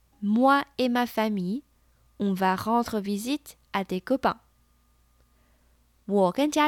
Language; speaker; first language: French; non-native, fluent; Chinese